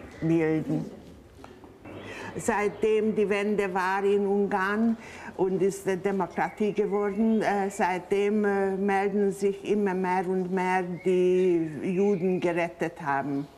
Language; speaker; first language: German; non-native, fluent; Hungarian